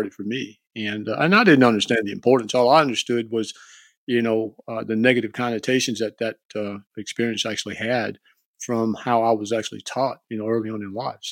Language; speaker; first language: English; native; English